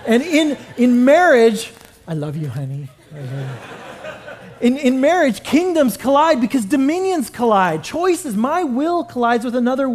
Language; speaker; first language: English; native; English